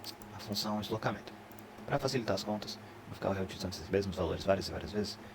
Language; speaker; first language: Portuguese; native; Portuguese